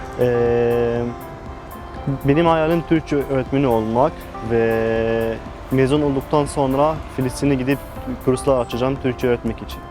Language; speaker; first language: Turkish; non-native, learner; Arabic